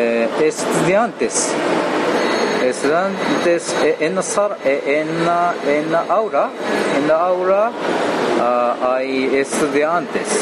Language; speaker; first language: Spanish; non-native, learner; Japanese